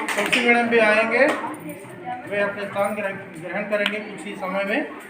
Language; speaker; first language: Hindi; non-native, local second language; Telugu